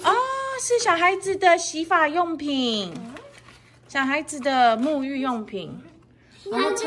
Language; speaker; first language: Chinese; native; Chinese